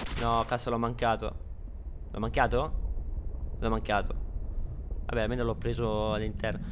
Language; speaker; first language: Italian; native; Italian